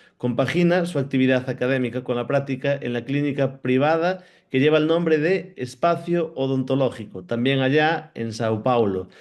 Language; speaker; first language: Spanish; native; Spanish